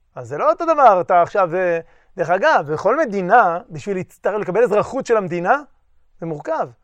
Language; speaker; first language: Hebrew; native; Hebrew